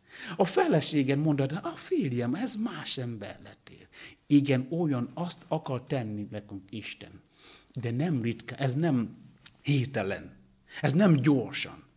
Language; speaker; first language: Hungarian; non-native, learner; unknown